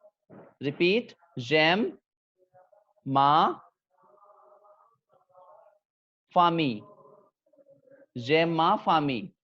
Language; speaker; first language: French; non-native, fluent; Hindi